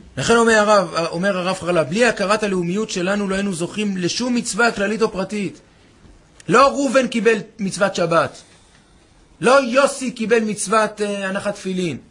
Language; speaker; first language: Hebrew; native; Hebrew